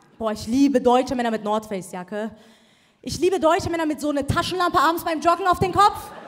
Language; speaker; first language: German; early bilingual, other home language; Persian